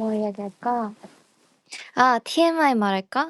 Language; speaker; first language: Korean; non-native, fluent; Japanese